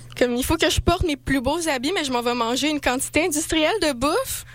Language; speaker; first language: French; native; French